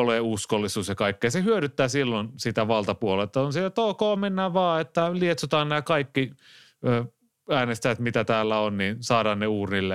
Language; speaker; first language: Finnish; native; Finnish